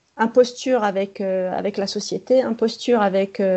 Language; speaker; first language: French; native; French